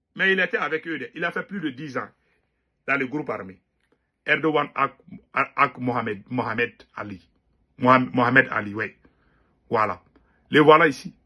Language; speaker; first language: French; non-native, local second language; Bambara